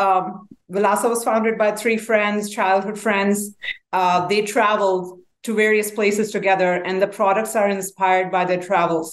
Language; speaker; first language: English; non-native, local second language; Hindi